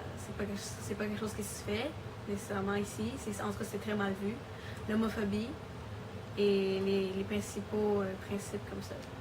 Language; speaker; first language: French; early bilingual, other home language; Spanish